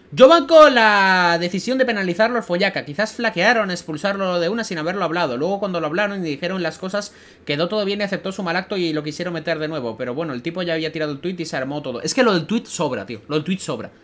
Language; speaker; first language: Spanish; native; Spanish